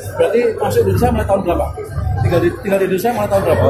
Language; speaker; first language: Indonesian; native; Indonesian